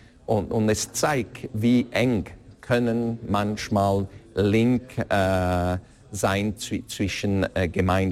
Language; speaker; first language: German; non-native, local second language; French